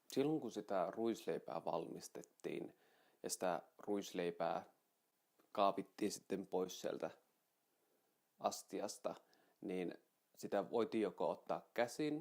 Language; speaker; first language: Finnish; native; Finnish